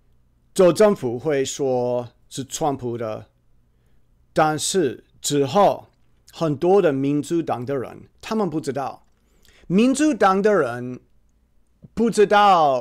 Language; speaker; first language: Chinese; non-native, fluent; English